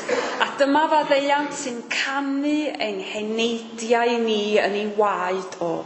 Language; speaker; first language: Welsh; native; Welsh